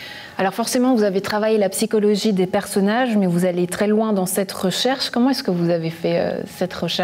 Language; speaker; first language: French; native; French